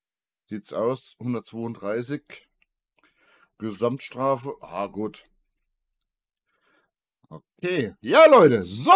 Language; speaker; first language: German; native; German